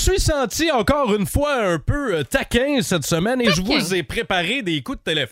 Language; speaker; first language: French; native; French